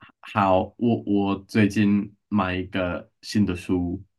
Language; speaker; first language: Chinese; non-native, learner; English